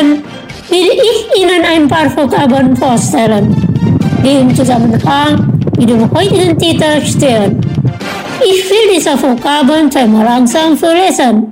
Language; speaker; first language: German; non-native, fluent; Indonesian